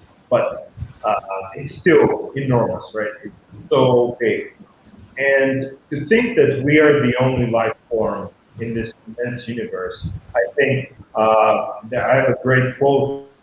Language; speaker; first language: English; non-native, fluent; Bulgarian